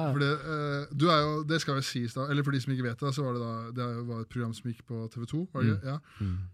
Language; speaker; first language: Norwegian; native; Norwegian